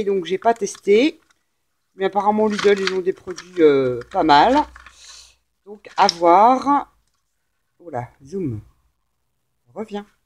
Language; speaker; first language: French; native; French